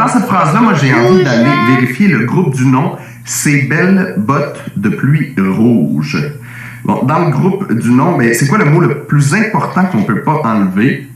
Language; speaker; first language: French; native; French